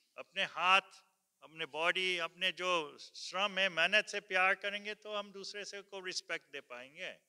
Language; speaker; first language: Hindi; early bilingual, heritage; Hindi